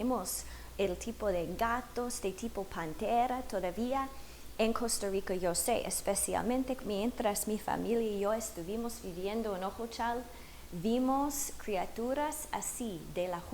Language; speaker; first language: Spanish; non-native, fluent; English